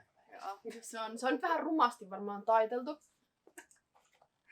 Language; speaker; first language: Finnish; native; Finnish